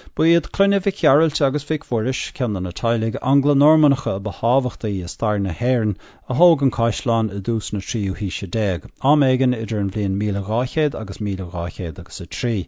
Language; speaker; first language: Irish; non-native, local second language; English